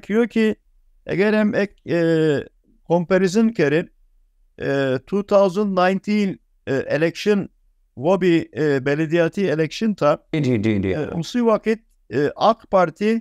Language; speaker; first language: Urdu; non-native, fluent; Turkish